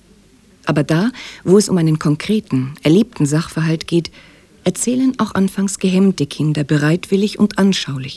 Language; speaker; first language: German; native; German